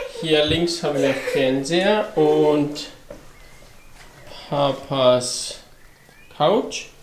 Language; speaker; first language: German; non-native, fluent; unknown